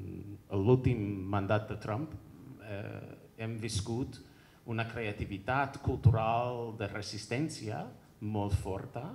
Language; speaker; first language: Catalan; non-native, fluent; English